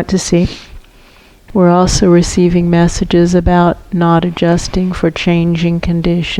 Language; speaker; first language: English; native; English